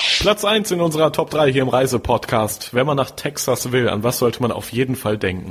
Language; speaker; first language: German; native; German